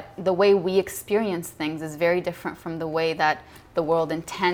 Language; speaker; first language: English; non-native, fluent; Arabic